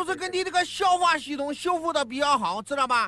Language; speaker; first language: Chinese; native; Chinese